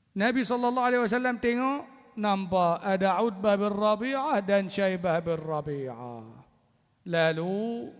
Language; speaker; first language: Malay; non-native, fluent; Arabic